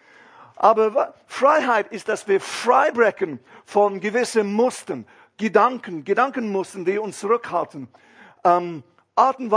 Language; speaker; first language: German; non-native, fluent; English